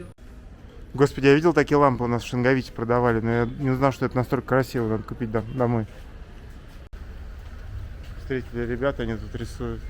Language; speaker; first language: Russian; native; Russian